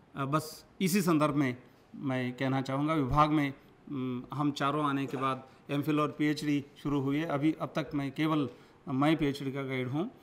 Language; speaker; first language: Hindi; non-native, local second language; Kannada